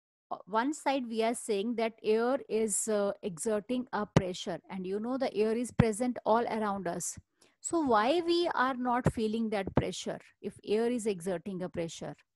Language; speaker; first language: English; non-native, local second language; Hindi